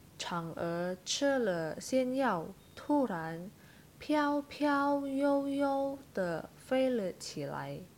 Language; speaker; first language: Chinese; non-native, fluent; Indonesian